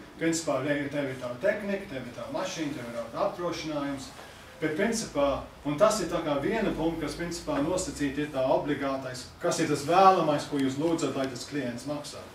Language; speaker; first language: Latvian; early bilingual, heritage; English